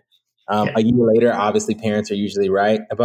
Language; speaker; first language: English; native; English